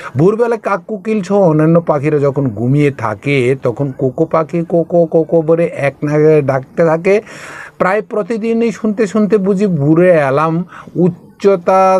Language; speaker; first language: Bangla; non-native, local second language; Kok Borok